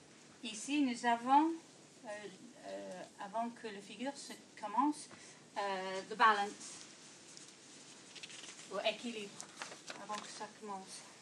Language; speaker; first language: French; non-native, fluent; English